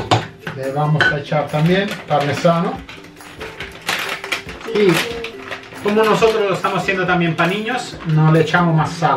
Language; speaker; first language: Spanish; non-native, fluent; Italian